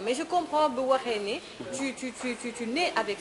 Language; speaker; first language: French; non-native, local second language; Wolof